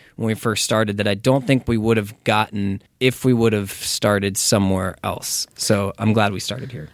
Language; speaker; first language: English; native; English